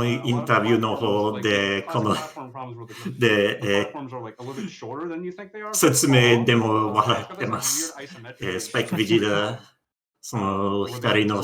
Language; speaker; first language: Japanese; non-native, learner; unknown